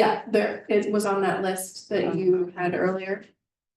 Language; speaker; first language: English; native; English